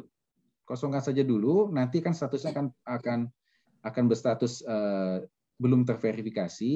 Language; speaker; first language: Indonesian; native; Indonesian